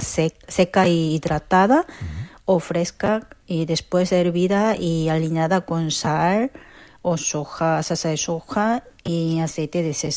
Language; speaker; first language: Spanish; non-native, fluent; Korean